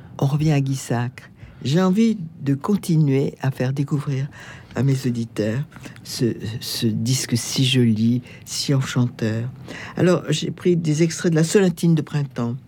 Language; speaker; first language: French; native; French